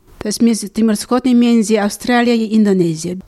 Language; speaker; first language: Polish; non-native, learner; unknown